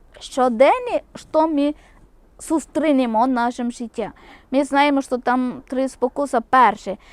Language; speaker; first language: Ukrainian; non-native, local second language; Malayalam